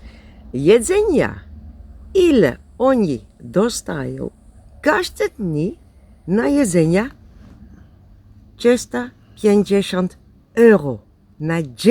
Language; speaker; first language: Polish; non-native, learner; Dutch